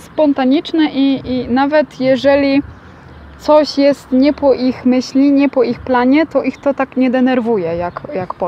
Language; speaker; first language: Polish; native; Polish